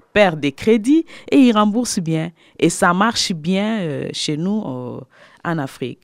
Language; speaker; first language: French; non-native, local second language; Lingala